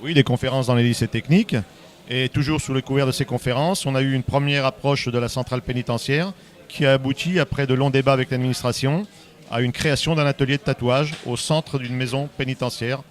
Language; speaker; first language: French; native; French